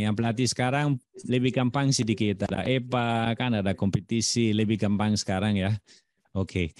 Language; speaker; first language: Indonesian; non-native, fluent; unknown